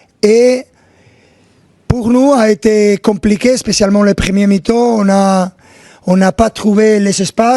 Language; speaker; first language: French; non-native, fluent; Spanish